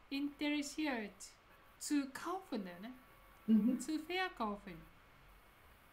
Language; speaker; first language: German; non-native, learner; Japanese